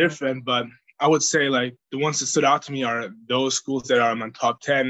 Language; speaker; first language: English; non-native, fluent; German